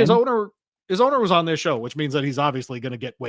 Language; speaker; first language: English; native; English